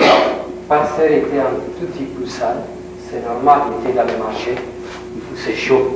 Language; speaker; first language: French; non-native, learner; Spanish